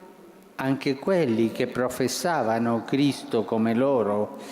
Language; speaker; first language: Italian; early bilingual, heritage; Spanish